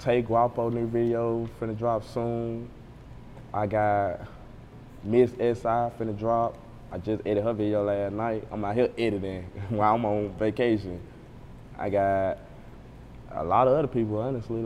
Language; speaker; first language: English; native; English